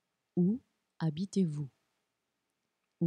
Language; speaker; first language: French; non-native, fluent; Portuguese